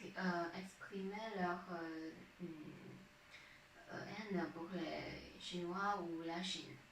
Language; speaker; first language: French; non-native, learner; Chinese